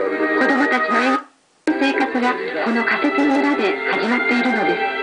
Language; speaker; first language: Japanese; native; Japanese